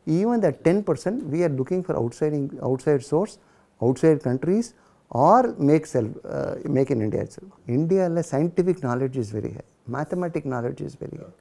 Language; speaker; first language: English; non-native, local second language; Tamil